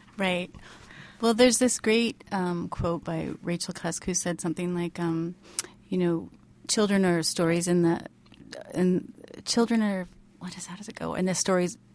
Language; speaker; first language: English; native; English